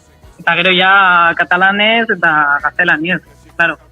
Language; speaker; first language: Basque; non-native, local second language; Spanish